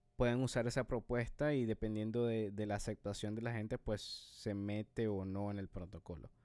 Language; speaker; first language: Spanish; native; Spanish